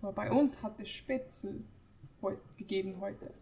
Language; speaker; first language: German; non-native, fluent; English